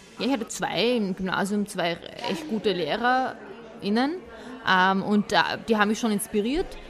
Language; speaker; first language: German; early bilingual, other home language; Bosnian